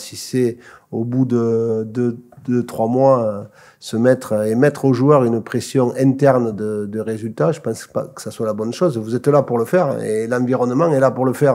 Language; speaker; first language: French; native; French